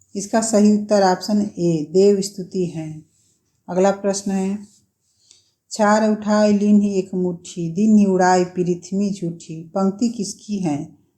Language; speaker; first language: Hindi; native; Hindi